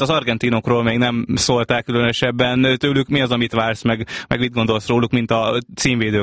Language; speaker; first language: Hungarian; native; Hungarian